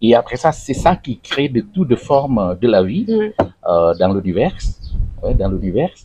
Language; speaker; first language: French; non-native, learner; Indonesian